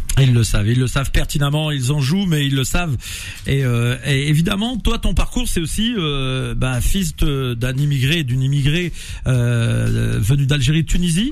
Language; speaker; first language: French; native; French